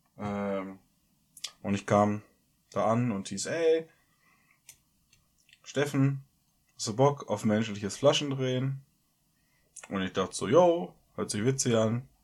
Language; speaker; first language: German; native; German